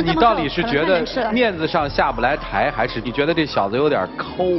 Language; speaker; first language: Chinese; native; Chinese